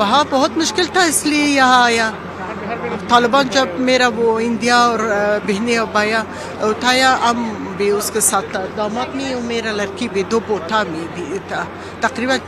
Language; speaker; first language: Hindi; non-native, learner; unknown